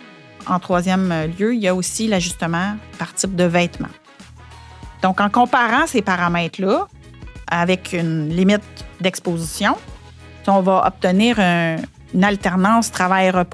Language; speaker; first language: French; native; French